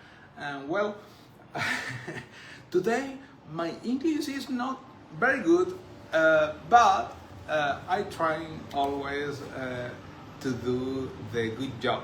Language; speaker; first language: English; non-native, learner; Spanish